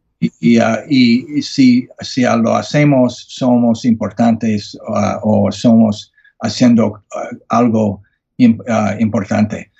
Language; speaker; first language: Spanish; non-native, learner; English